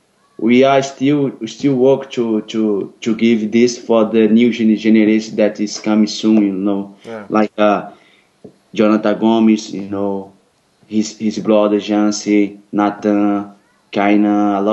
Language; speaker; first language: English; non-native, learner; Portuguese